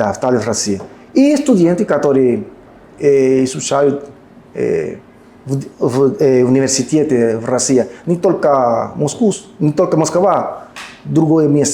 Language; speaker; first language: Russian; non-native, learner; Spanish